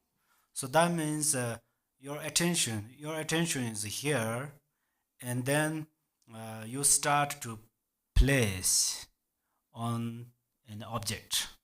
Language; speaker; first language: English; non-native, learner; Tibetan